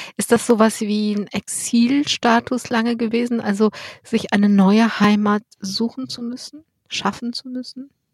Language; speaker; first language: German; native; German